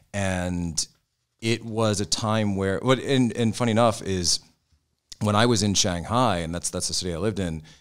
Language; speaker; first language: English; native; English